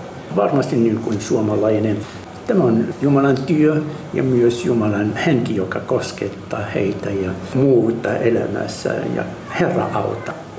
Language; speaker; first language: Finnish; non-native, fluent; Arabic